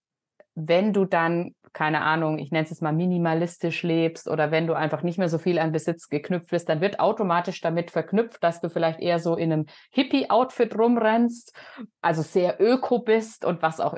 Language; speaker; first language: German; native; German